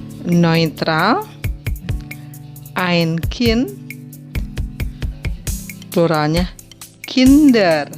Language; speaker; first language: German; non-native, fluent; Indonesian